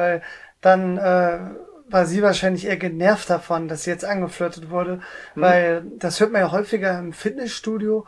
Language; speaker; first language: German; native; German